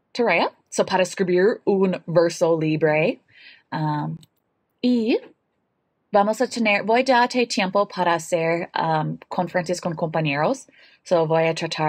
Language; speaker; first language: Spanish; non-native, learner; English